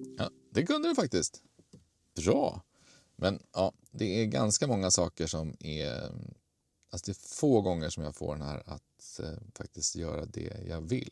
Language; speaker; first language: Swedish; native; Swedish